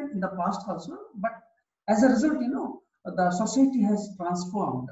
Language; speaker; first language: English; non-native, local second language; Telugu